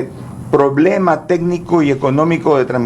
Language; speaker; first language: Spanish; native; Spanish